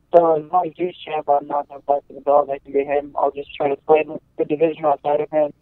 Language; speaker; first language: English; native; English